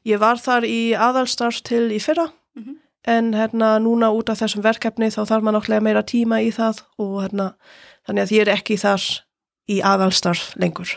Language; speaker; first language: Icelandic; non-native, fluent; German